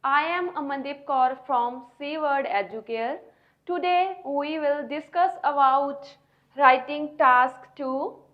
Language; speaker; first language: English; non-native, local second language; Punjabi